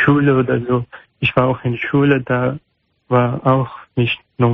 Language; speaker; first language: German; non-native, learner; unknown